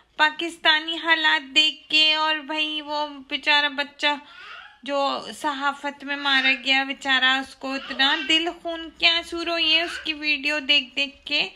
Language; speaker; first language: Urdu; native; Urdu